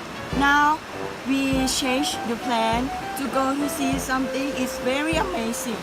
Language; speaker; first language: English; non-native, learner; Thai